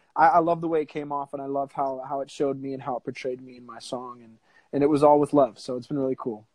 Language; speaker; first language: English; native; English